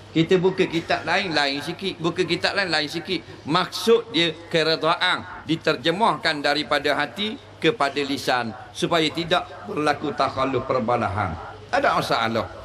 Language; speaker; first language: Malay; native; Malay